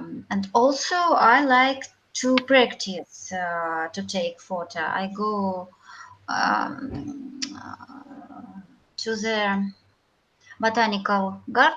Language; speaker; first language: English; non-native, learner; Russian